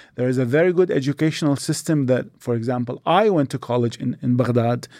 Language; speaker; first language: English; non-native, fluent; Arabic